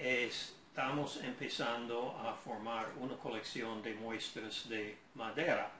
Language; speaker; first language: Spanish; non-native, fluent; English